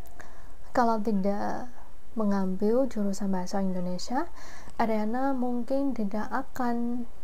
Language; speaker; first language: Indonesian; non-native, fluent; Chinese